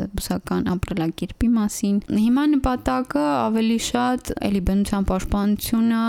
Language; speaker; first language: Armenian; native; Armenian